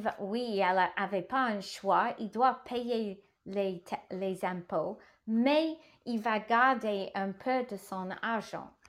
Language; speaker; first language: French; non-native, learner; English